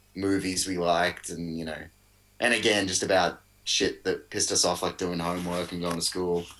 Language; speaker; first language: English; native; English